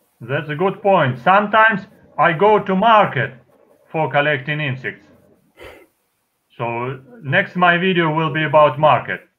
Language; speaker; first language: English; non-native, fluent; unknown